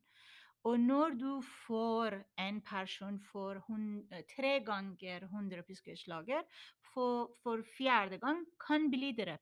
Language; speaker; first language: Norwegian; non-native, learner; Persian